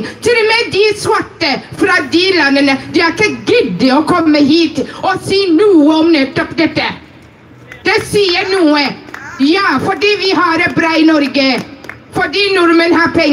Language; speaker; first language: Norwegian; non-native, fluent; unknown